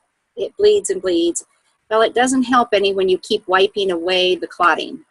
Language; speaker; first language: English; native; English